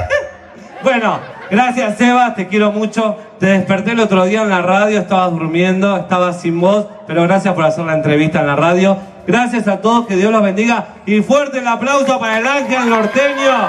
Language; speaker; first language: Spanish; native; Spanish